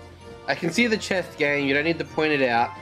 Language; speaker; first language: English; native; English